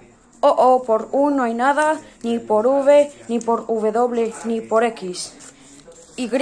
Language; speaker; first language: Spanish; native; Spanish